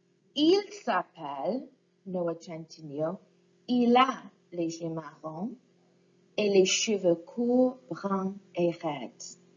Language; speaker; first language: French; non-native, fluent; English